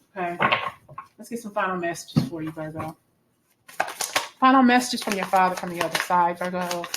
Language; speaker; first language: English; native; English